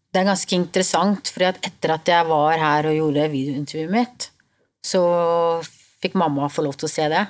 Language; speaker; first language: Norwegian; early bilingual, other home language; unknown